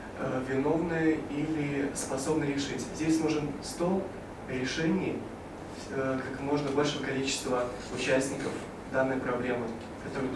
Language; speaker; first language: Russian; native; Russian